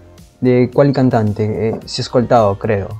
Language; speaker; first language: Italian; non-native, learner; Spanish